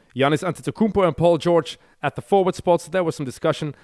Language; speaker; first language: English; non-native, fluent; Dutch